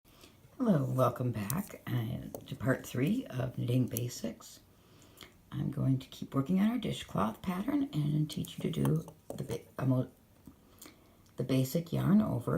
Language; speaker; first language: English; native; English